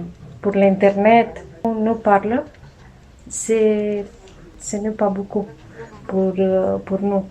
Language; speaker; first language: French; non-native, learner; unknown